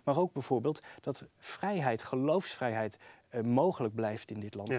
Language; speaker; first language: Dutch; native; Dutch